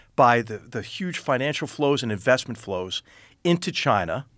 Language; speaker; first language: English; native; English